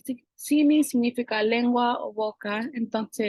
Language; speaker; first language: Spanish; non-native, fluent; English